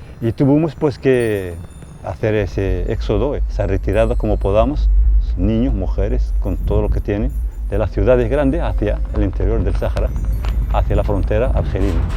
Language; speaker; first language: Spanish; non-native, local second language; Arabic